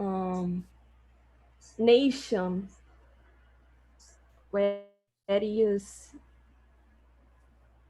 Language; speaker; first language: English; non-native, learner; Portuguese